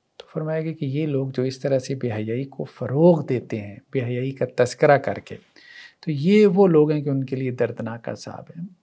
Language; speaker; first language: Urdu; native; Urdu